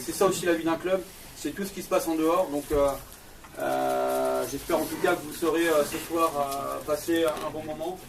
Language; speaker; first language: French; native; French